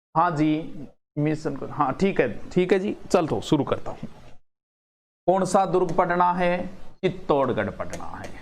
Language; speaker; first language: Hindi; native; Hindi